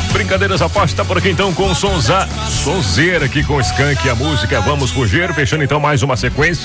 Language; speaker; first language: Portuguese; native; Portuguese